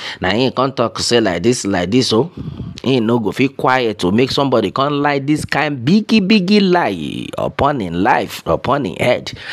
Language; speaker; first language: Nigerian Pidgin; non-native, local second language; Yoruba